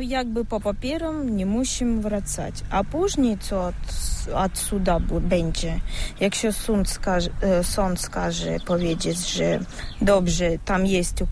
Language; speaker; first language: Polish; non-native, learner; Ukrainian